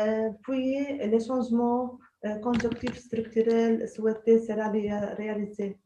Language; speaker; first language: French; non-native, local second language; Arabic